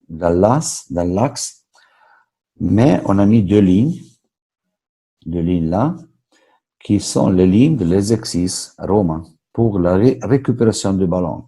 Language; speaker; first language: French; non-native, fluent; Italian